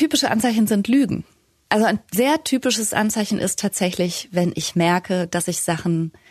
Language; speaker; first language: German; native; German